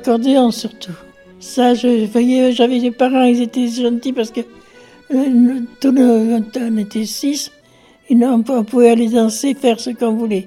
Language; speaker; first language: French; native; French